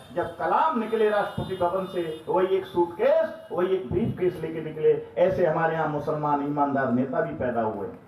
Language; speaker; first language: Hindi; native; Hindi